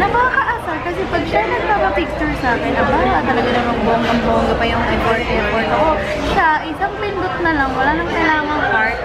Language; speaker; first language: Filipino; native; Filipino